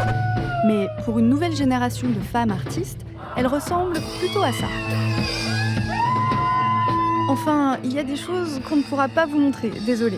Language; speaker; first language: French; native; French